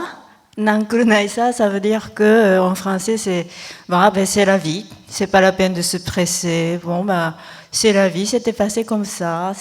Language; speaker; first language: French; non-native, fluent; Japanese